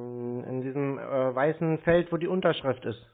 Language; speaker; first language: German; native; German